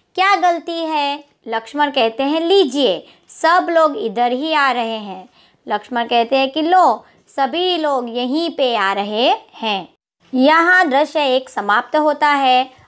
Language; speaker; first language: Hindi; non-native, local second language; Gujarati